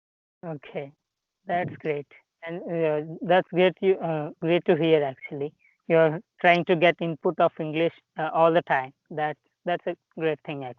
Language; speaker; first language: English; non-native, local second language; Telugu